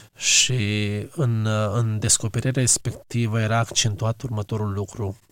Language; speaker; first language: Romanian; native; Romanian